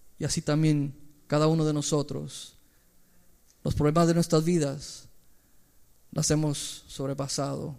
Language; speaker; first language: Spanish; early bilingual, heritage; Spanish